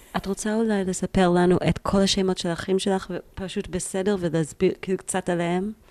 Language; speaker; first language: Hebrew; native; Hebrew